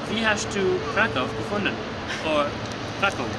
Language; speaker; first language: German; non-native, learner; English